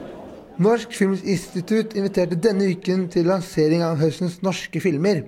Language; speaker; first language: Norwegian; native; Norwegian